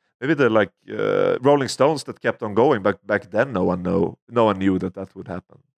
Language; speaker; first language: English; non-native, fluent; Swedish